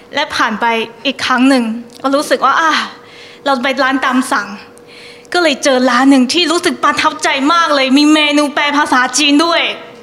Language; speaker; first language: Thai; non-native, fluent; Chinese